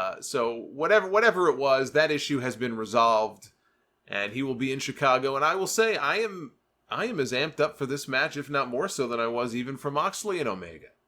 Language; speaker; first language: English; native; English